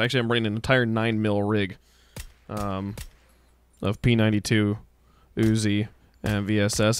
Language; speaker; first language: English; native; English